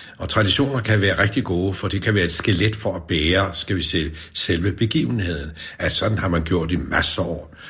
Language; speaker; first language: Danish; native; Danish